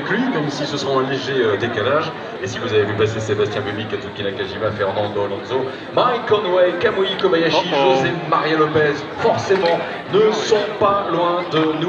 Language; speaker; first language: French; native; French